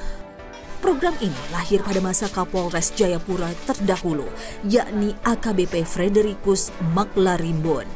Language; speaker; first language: Indonesian; native; Indonesian